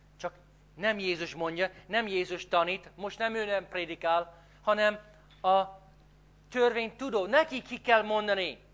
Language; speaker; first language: Hungarian; non-native, fluent; English